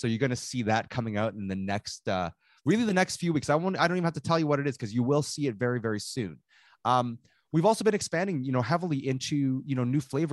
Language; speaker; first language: English; native; English